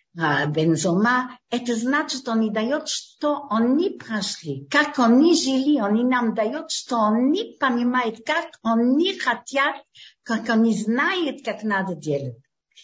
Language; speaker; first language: Russian; early bilingual, heritage; Hebrew